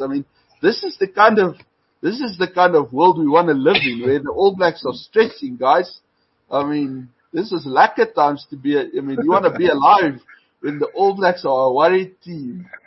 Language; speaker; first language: English; non-native, local second language; Afrikaans